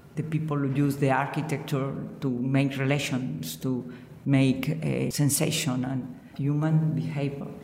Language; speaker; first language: English; non-native, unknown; Catalan